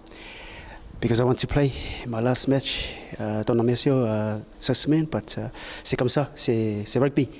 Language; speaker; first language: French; non-native, learner; English